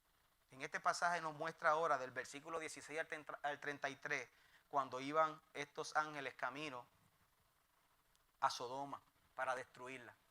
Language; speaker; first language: Spanish; native; Spanish